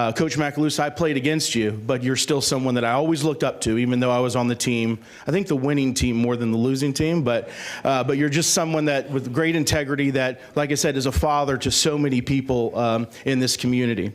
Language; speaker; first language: English; native; English